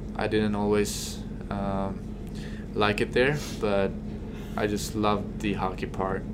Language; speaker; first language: English; non-native, fluent; Swedish